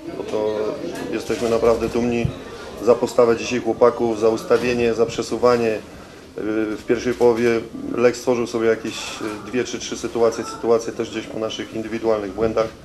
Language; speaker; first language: Polish; native; Polish